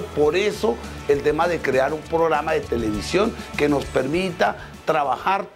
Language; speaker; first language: Spanish; native; Spanish